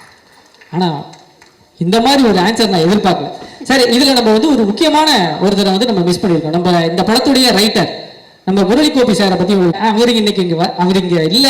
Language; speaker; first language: Tamil; native; Tamil